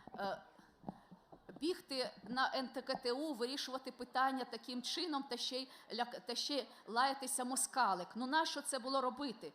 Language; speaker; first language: Ukrainian; non-native, local second language; Russian